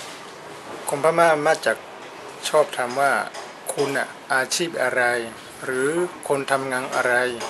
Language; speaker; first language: Thai; non-native, fluent; Burmese